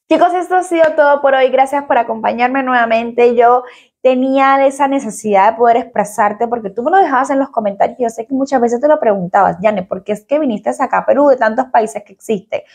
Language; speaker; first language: Spanish; native; Spanish